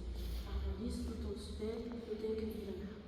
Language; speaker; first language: Dutch; early bilingual, other home language; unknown